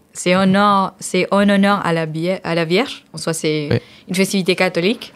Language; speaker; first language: French; non-native, fluent; Spanish